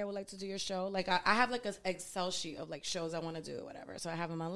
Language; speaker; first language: English; early bilingual, other home language; Spanish